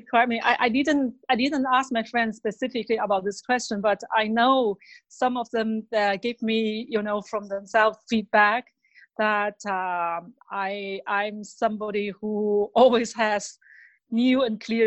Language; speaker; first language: English; non-native, fluent; Chinese